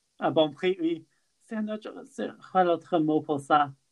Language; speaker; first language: French; non-native, fluent; English